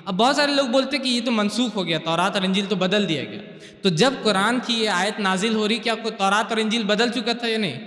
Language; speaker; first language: Urdu; native; Urdu